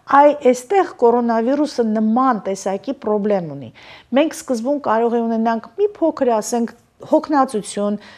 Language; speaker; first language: Armenian; native; Armenian